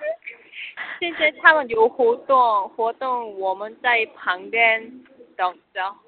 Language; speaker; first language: Chinese; non-native, learner; Korean